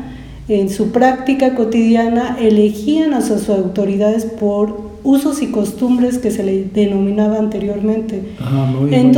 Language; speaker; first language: Spanish; native; Spanish